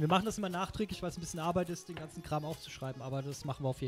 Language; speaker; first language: German; native; German